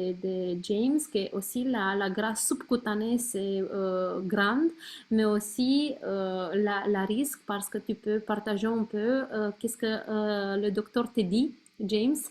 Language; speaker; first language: French; non-native, learner; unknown